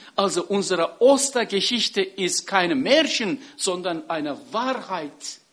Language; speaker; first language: German; non-native, fluent; Turkish